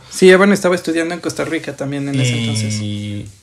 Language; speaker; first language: Spanish; non-native, fluent; English